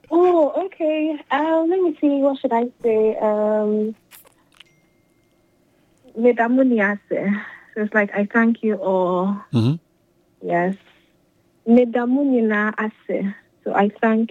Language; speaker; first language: English; non-native, local second language; Akan